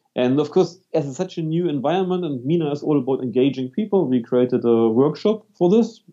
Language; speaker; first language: English; non-native, fluent; German